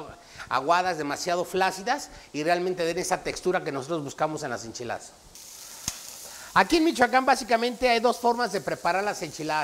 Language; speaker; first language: Spanish; native; Spanish